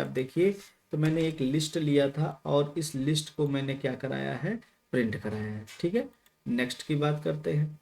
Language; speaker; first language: Hindi; native; Hindi